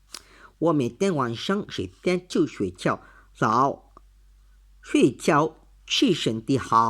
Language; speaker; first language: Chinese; non-native, learner; Malay